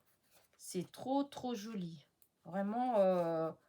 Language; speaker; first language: French; native; French